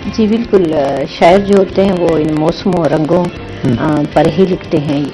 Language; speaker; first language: Urdu; non-native, local second language; Saraiki